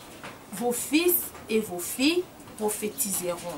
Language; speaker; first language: French; non-native, local second language; Lingala